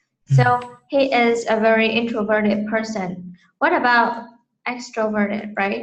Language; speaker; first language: English; non-native, fluent; Vietnamese